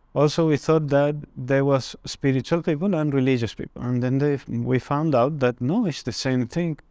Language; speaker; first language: English; non-native, fluent; Spanish